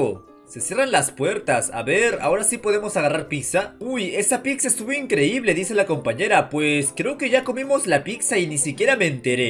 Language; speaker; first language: Spanish; native; Spanish